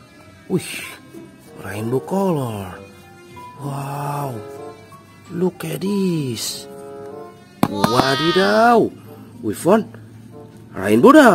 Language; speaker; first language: English; non-native, learner; Indonesian